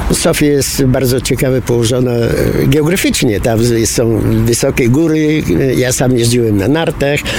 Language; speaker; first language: Polish; non-native, fluent; Bulgarian